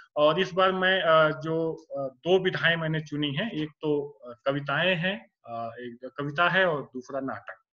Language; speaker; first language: Hindi; native; Hindi